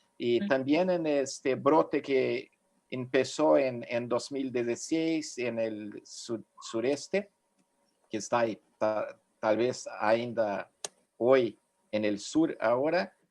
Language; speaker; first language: Spanish; non-native, fluent; Portuguese